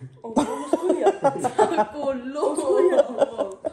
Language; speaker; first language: Swedish; early bilingual, other home language; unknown